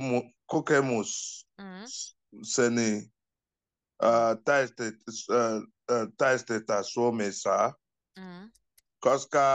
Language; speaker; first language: Finnish; non-native, learner; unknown